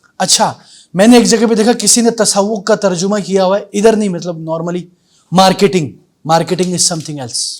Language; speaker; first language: Urdu; native; Urdu